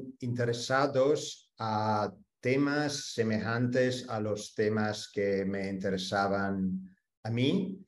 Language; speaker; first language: Spanish; non-native, fluent; Italian